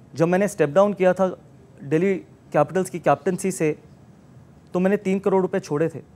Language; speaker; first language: Hindi; native; Hindi